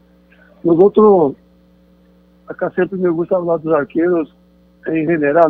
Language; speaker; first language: Spanish; non-native, fluent; Portuguese